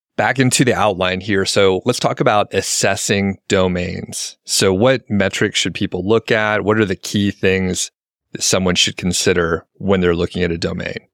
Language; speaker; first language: English; native; English